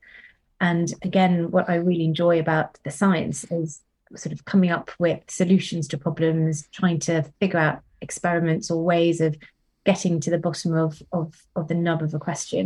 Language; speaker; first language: English; non-native, local second language; Tamil